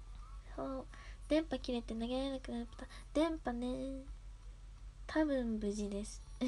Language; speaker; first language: Japanese; native; Japanese